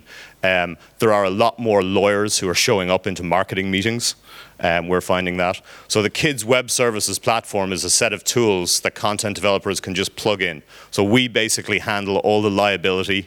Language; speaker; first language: English; native; English